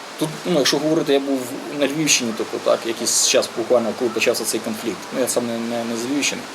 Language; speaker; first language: Ukrainian; native; Ukrainian